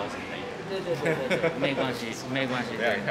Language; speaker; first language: Chinese; non-native, learner; Japanese